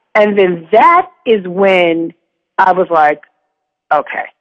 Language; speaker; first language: English; native; English